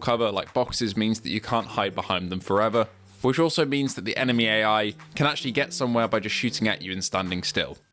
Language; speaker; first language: English; native; English